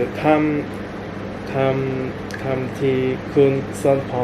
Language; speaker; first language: Thai; non-native, learner; Korean